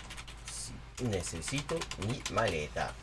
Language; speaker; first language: Spanish; non-native, learner; English